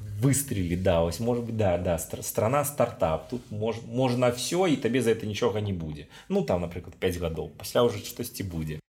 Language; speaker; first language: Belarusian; non-native, local second language; Russian